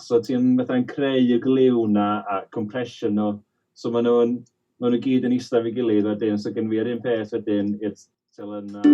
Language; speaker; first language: Welsh; native; Welsh